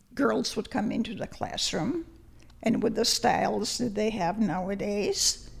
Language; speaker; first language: English; early bilingual, other home language; Lithuanian